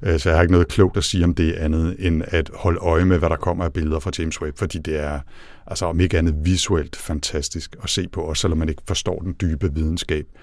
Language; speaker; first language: Danish; native; Danish